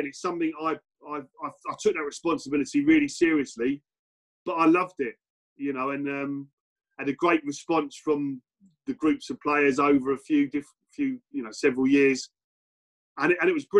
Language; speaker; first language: English; native; English